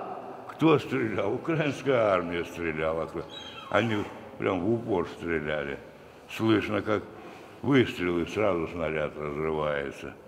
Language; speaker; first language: Russian; native; Russian